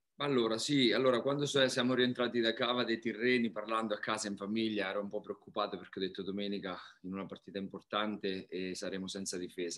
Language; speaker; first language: Italian; native; Italian